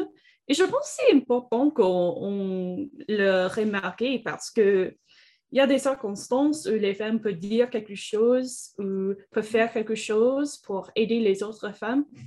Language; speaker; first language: French; non-native, learner; English